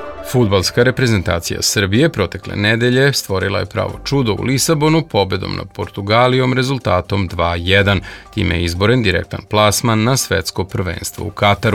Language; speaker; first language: Serbian; native; Serbian